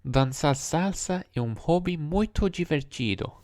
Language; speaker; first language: Portuguese; non-native, learner; English